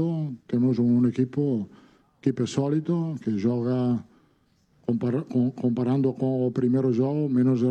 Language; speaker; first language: Portuguese; non-native, fluent; Italian